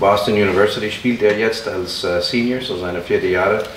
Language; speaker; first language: German; non-native, fluent; English